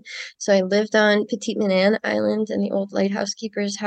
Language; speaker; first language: English; native; English